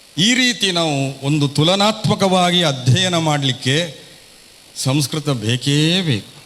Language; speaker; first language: Kannada; non-native, local second language; Tulu